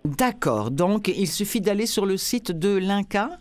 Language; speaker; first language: French; native; French